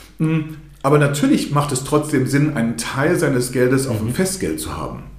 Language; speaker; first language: German; early bilingual, other home language; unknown